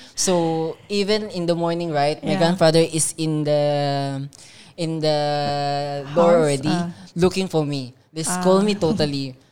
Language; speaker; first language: English; non-native, local second language; Filipino